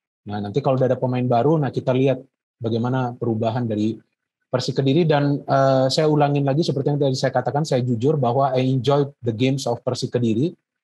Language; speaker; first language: Indonesian; native; Indonesian